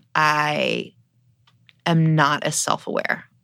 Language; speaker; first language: English; native; English